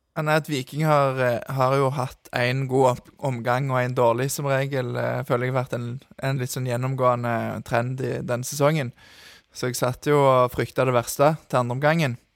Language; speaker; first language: Norwegian; native; Norwegian